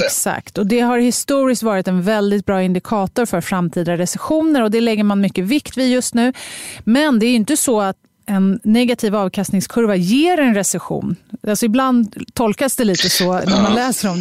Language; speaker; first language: Swedish; native; Swedish